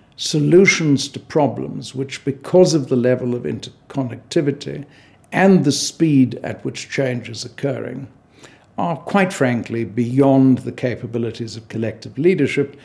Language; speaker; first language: English; native; English